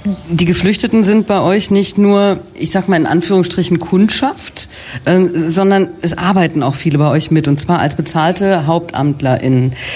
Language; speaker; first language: German; native; German